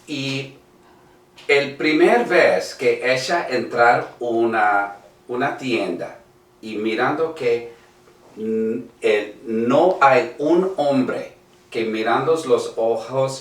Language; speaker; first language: Spanish; non-native, learner; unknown